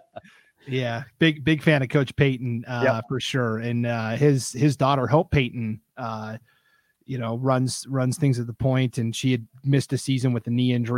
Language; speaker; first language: English; native; English